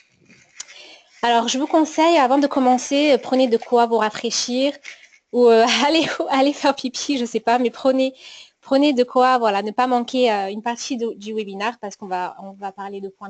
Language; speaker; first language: French; native; French